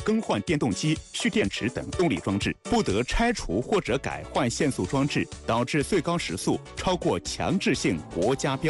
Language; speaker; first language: Chinese; native; Chinese